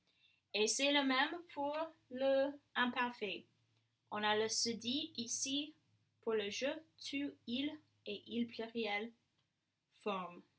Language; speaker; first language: French; non-native, learner; English